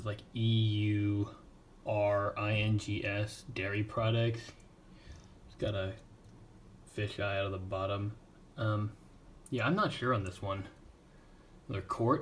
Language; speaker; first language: English; native; English